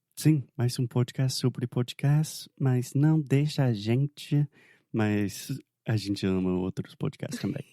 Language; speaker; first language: Portuguese; non-native, fluent; English